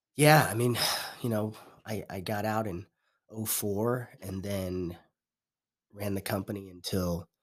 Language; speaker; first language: English; native; English